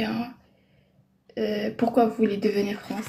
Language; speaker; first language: French; non-native, learner; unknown